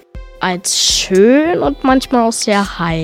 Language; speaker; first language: German; native; German